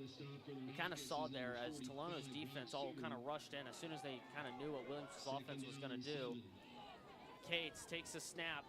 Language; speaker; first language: English; native; English